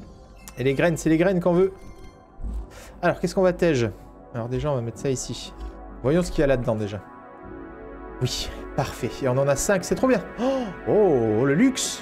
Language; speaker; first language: French; native; French